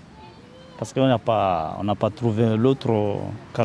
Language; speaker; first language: French; non-native, learner; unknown